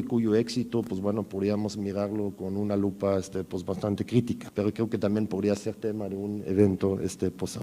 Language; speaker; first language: Spanish; native; Spanish